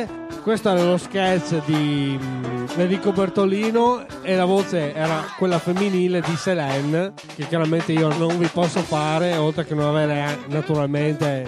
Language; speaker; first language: Italian; native; Italian